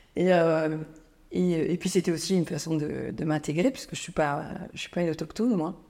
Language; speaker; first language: French; native; French